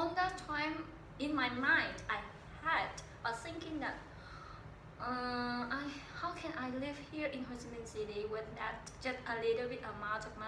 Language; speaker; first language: English; non-native, learner; Vietnamese